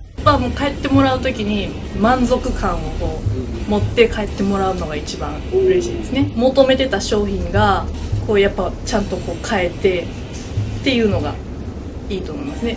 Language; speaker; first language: Japanese; native; Japanese